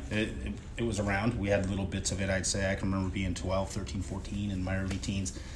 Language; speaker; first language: English; native; English